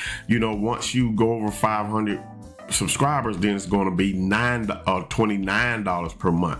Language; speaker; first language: English; native; English